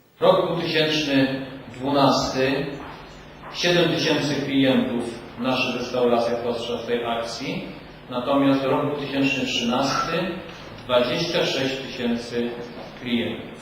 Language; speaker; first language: Polish; native; Polish